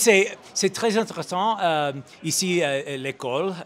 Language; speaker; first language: French; non-native, learner; English